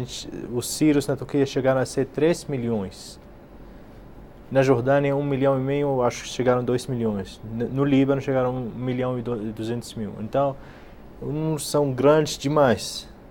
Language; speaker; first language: Portuguese; non-native, fluent; Arabic